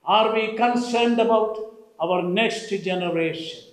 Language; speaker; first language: English; non-native, local second language; Malayalam